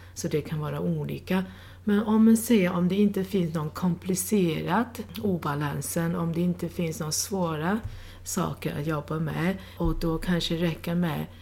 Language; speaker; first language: Swedish; non-native, fluent; Chinese